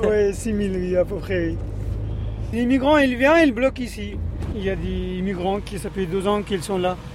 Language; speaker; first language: French; non-native, learner; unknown